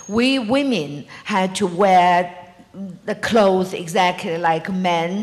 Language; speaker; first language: English; non-native, fluent; Chinese